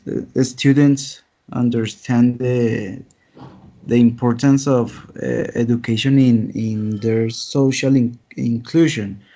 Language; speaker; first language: English; non-native, learner; Spanish